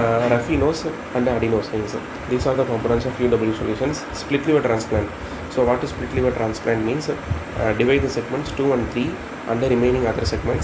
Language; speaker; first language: English; non-native, local second language; Tamil